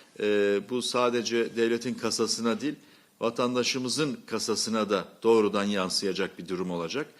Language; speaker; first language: Turkish; native; Turkish